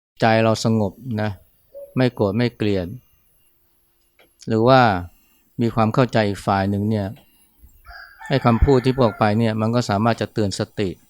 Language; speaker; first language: Thai; native; Thai